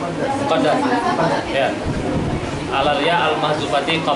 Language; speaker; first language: Arabic; non-native, fluent; Indonesian